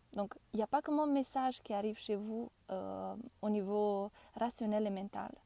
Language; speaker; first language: French; non-native, fluent; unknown